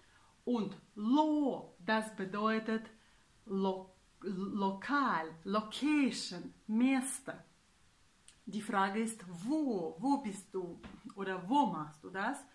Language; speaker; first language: German; non-native, fluent; Russian